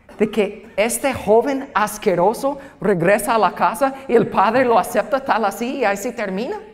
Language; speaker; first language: Spanish; non-native, fluent; English